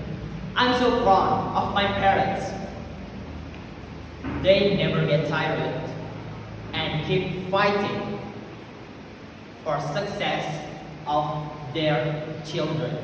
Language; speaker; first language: English; non-native, learner; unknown